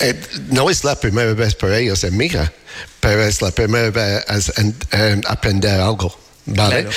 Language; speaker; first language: Spanish; non-native, learner; English